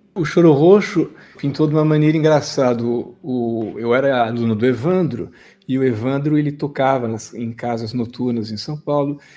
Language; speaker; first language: Portuguese; native; Portuguese